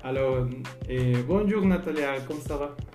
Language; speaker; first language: French; non-native, fluent; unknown